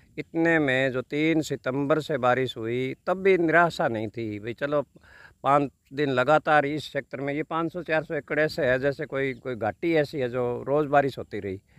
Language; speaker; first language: Hindi; native; Hindi